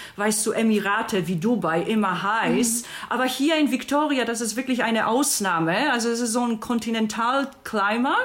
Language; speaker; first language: German; non-native, fluent; Polish